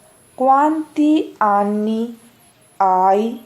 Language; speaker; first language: Italian; non-native, fluent; Urdu